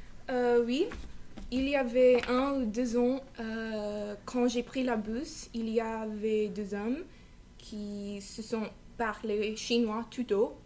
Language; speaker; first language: French; non-native, learner; English